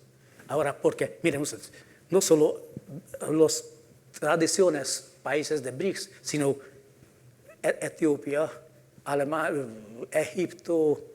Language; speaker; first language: Spanish; non-native, fluent; Hungarian